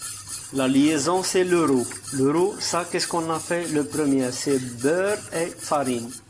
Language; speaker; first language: French; non-native, learner; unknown